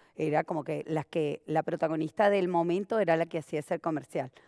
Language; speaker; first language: Spanish; native; Spanish